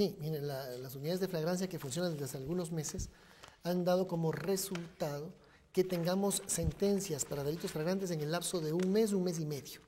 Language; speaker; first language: Spanish; native; Spanish